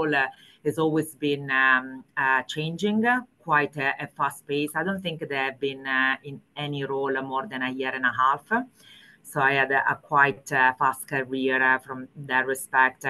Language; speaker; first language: English; non-native, fluent; Italian